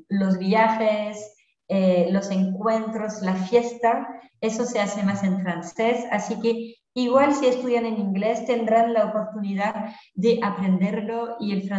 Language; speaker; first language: Spanish; non-native, fluent; French